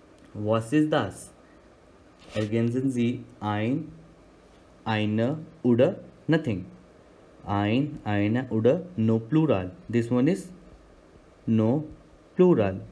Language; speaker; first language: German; non-native, learner; Hindi